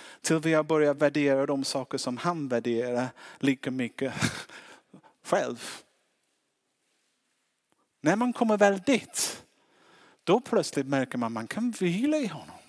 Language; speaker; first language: Swedish; non-native, fluent; English